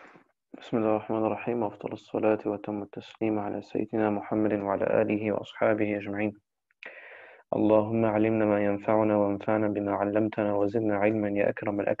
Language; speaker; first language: Arabic; non-native, fluent; German